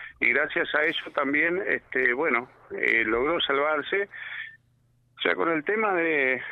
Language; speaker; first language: Spanish; native; Spanish